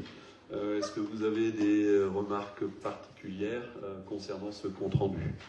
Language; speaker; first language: French; native; French